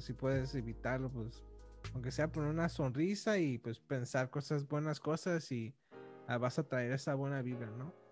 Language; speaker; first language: Spanish; native; Spanish